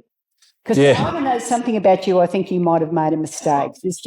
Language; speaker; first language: English; native; English